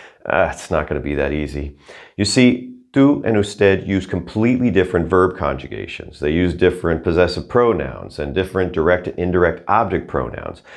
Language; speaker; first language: English; native; English